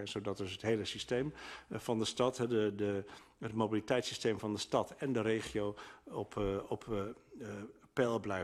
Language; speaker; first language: Dutch; native; Dutch